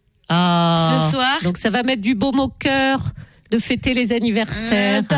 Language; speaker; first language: French; native; French